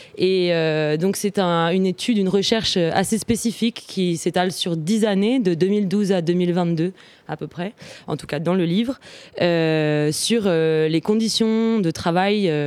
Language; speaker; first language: French; native; French